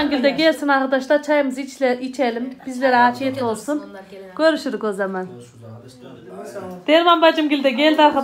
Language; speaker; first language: Turkish; native; Turkish